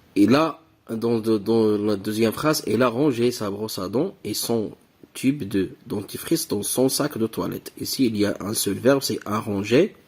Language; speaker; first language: French; non-native, local second language; Arabic